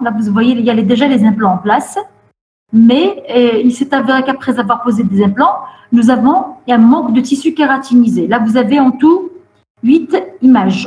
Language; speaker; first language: French; non-native, local second language; Arabic